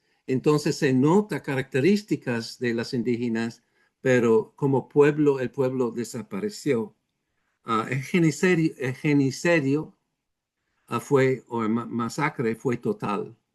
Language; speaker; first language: Spanish; non-native, fluent; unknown